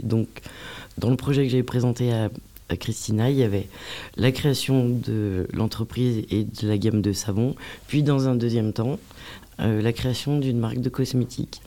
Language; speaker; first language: French; native; French